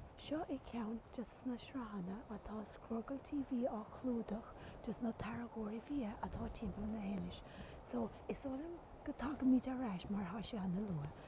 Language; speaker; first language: Irish; native; Irish